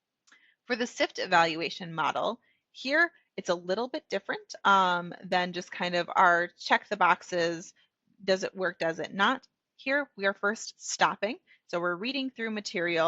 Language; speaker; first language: English; native; English